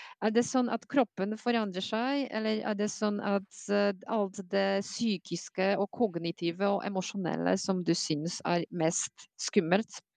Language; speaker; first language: Norwegian; non-native, fluent; Polish